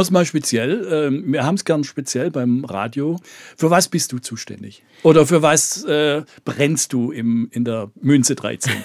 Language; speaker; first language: German; native; German